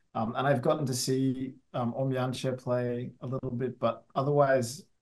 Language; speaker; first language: English; native; English